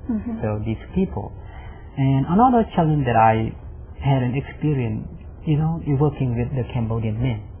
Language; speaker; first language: English; non-native, fluent; Khmer